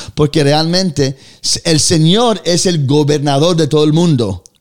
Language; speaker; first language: Spanish; early bilingual, heritage; Spanish